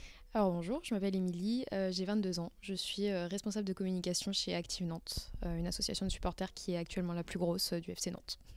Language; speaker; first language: French; native; French